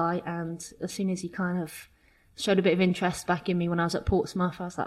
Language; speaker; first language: English; native; English